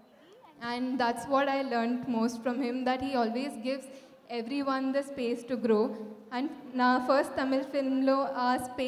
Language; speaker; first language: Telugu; non-native, fluent; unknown